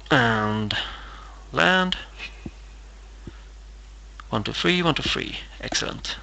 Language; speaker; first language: English; non-native, fluent; Swedish